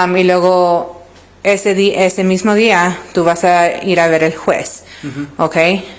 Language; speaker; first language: Spanish; early bilingual, other home language; English